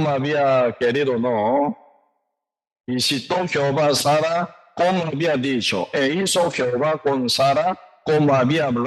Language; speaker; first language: Spanish; non-native, learner; Korean